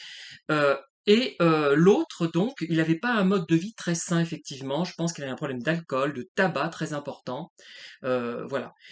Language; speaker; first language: French; native; French